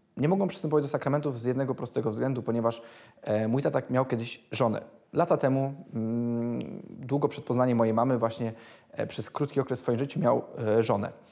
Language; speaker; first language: Polish; native; Polish